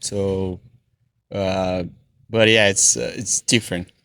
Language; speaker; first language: English; non-native, fluent; Portuguese